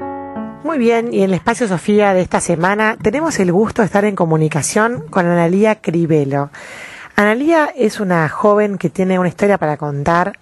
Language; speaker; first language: Spanish; native; Spanish